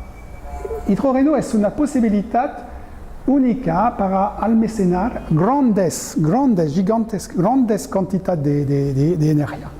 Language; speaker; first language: Spanish; non-native, learner; French